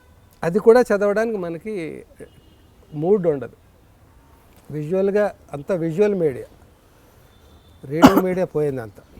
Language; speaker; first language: Telugu; native; Telugu